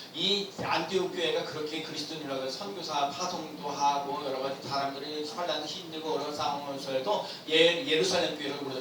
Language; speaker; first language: Korean; native; Korean